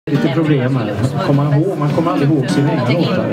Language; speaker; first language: Swedish; native; Swedish